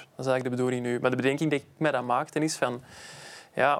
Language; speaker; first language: Dutch; native; Dutch